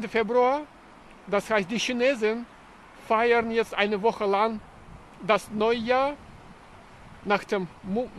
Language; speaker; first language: German; non-native, fluent; Russian